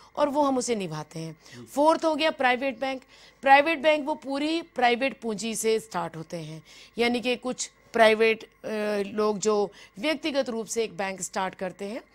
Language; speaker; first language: Hindi; native; Hindi